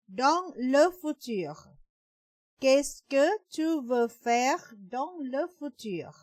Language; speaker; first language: French; non-native, fluent; Thai